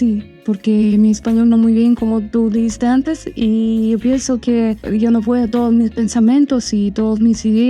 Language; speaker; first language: Spanish; non-native, learner; Armenian